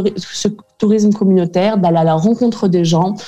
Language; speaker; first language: French; native; French